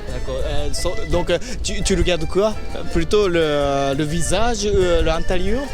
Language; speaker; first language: French; non-native, learner; Japanese